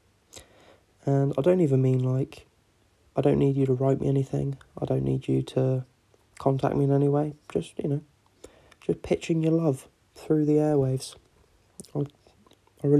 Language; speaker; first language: English; native; English